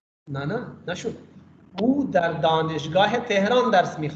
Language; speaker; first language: Persian; non-native, fluent; Urdu